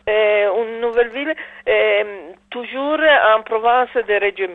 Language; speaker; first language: French; non-native, learner; Italian